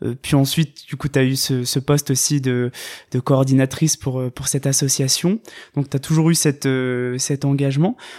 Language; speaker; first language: French; native; French